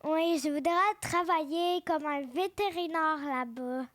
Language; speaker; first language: French; early bilingual, other home language; Ukrainian